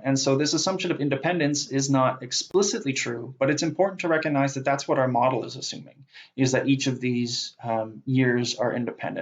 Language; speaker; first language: English; native; English